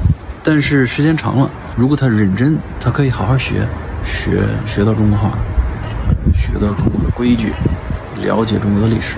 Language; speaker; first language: Chinese; non-native, fluent; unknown